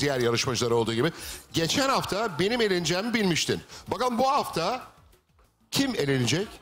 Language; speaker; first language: Turkish; native; Turkish